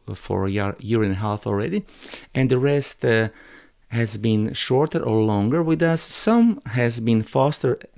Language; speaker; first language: English; non-native, fluent; Croatian